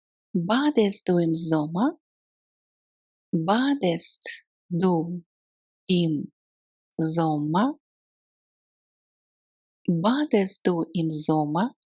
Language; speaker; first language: German; non-native, fluent; Russian